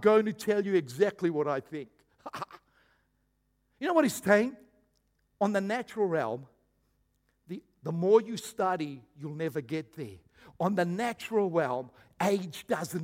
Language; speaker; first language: English; early bilingual, other home language; Croatian